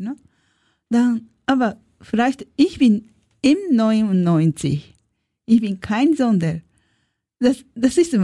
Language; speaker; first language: German; non-native, learner; Japanese